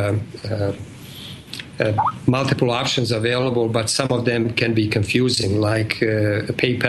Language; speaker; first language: English; non-native, fluent; Bosnian